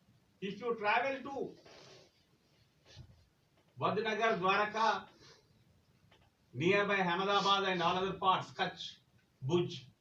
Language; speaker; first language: English; non-native, local second language; Telugu